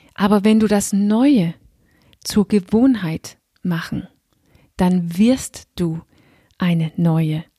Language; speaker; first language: German; non-native, fluent; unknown